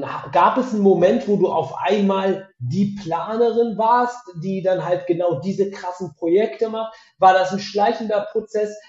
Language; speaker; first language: German; native; German